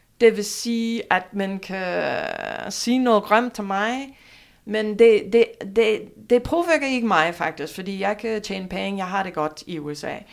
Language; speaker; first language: Danish; non-native, fluent; English